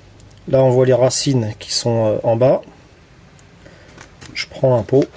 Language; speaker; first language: French; native; French